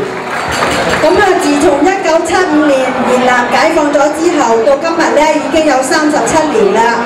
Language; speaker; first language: Chinese; early bilingual, heritage; Cantonese